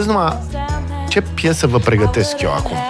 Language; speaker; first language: Romanian; native; Romanian